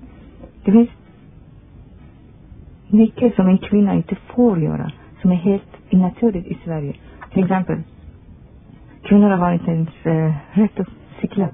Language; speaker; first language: Swedish; non-native, fluent; Persian